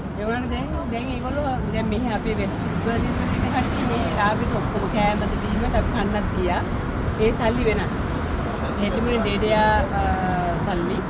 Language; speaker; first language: Sinhala; native; Sinhala